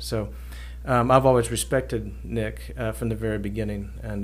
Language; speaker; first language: English; native; English